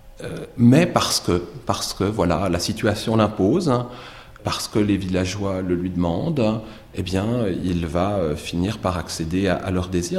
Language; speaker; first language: French; native; French